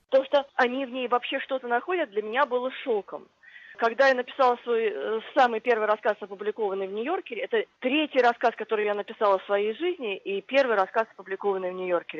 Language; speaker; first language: Russian; native; Russian